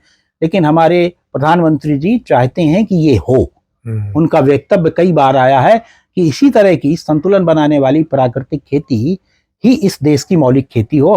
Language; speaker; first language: Hindi; native; Hindi